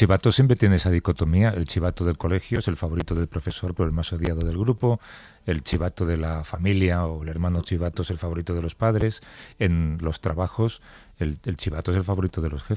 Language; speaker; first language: Spanish; native; Spanish